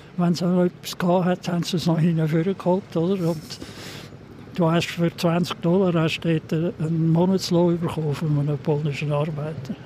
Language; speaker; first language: German; native; German